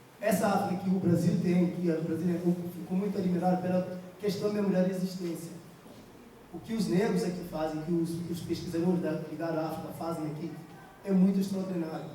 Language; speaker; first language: Portuguese; non-native, local second language; Kabuverdianu